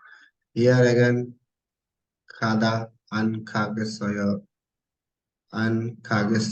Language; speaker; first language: English; non-native, local second language; Hindi